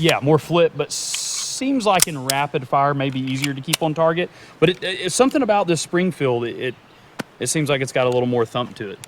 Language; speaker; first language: English; native; English